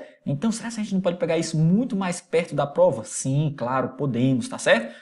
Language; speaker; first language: Portuguese; native; Portuguese